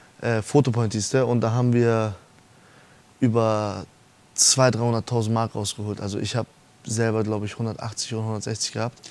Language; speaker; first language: German; early bilingual, other home language; Persian